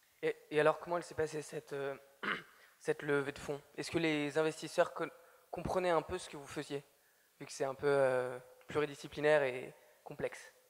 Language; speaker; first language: French; native; French